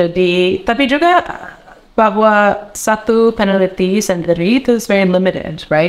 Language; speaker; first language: Indonesian; non-native, learner; English